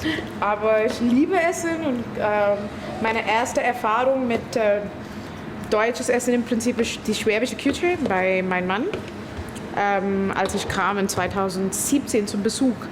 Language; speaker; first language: German; non-native, fluent; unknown